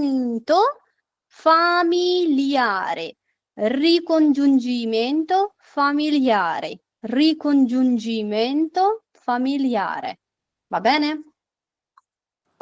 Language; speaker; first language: Italian; non-native, fluent; Urdu